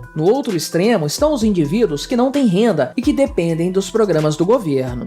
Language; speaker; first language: Portuguese; native; Portuguese